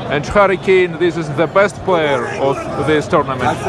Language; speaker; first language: English; non-native, learner; Russian